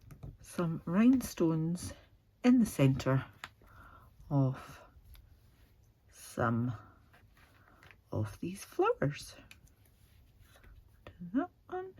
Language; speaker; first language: English; native; English